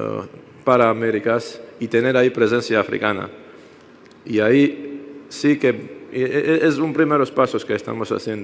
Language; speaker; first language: Spanish; non-native, fluent; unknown